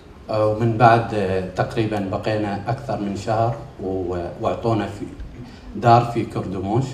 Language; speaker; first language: Arabic; native; Arabic